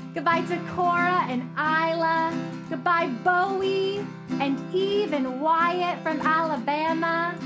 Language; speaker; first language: English; native; English